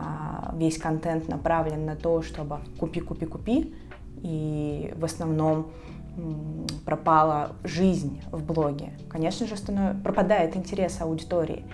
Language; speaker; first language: Russian; native; Russian